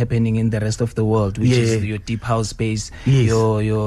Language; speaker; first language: English; non-native, local second language; Zulu